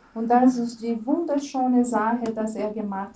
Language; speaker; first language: German; non-native, fluent; Portuguese